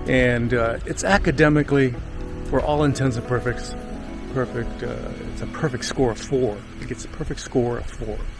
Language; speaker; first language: English; native; English